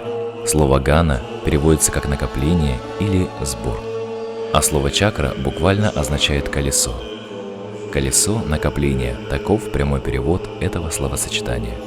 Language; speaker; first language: Russian; native; Russian